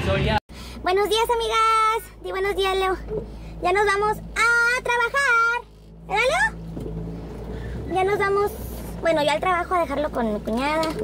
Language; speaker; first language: Spanish; native; Spanish